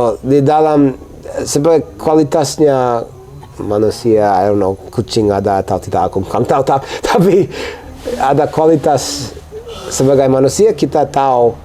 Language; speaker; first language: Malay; non-native, fluent; English